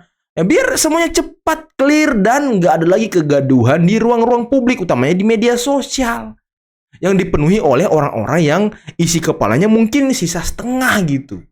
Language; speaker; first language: Indonesian; native; Indonesian